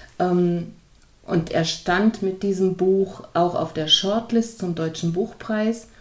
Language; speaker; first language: German; native; German